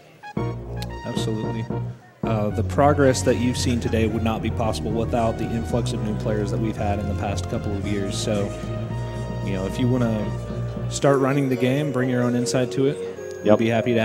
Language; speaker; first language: English; native; English